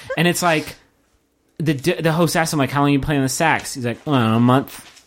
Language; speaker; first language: English; native; English